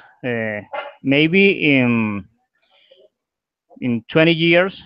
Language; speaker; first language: English; non-native, learner; Spanish